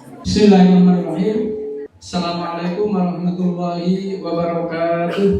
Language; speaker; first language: Indonesian; native; Indonesian